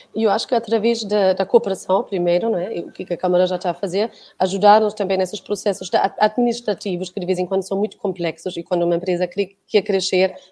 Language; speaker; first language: Portuguese; non-native, fluent; German